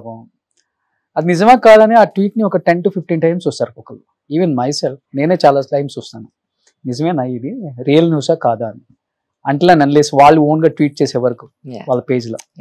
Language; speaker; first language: Telugu; native; Telugu